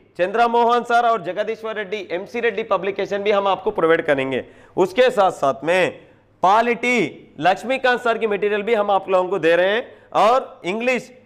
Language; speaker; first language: Hindi; non-native, local second language; Telugu